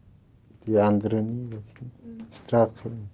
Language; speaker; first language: Dutch; non-native, learner; Turkish